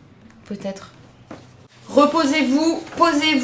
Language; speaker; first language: French; native; French